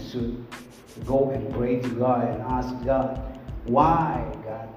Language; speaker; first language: English; non-native, learner; Indonesian